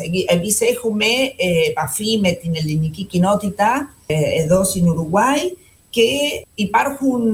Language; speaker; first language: Greek; non-native, fluent; Spanish